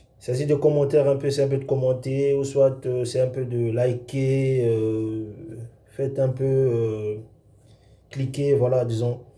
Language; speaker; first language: French; non-native, local second language; Lingala